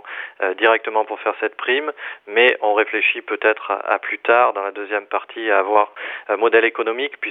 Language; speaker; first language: French; native; French